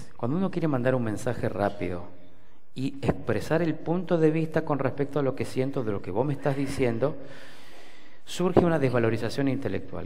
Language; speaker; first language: Spanish; native; Spanish